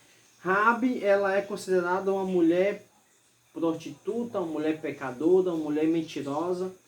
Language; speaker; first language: Portuguese; native; Portuguese